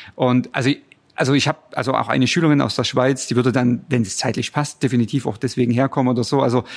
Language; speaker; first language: German; native; German